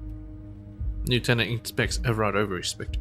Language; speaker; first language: English; native; English